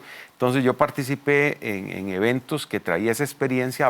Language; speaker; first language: Spanish; native; Spanish